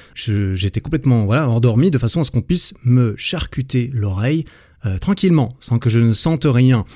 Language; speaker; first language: French; native; French